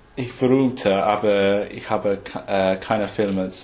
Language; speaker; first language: German; non-native, learner; English